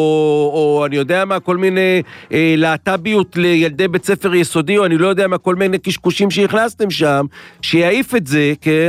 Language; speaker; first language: Hebrew; native; Hebrew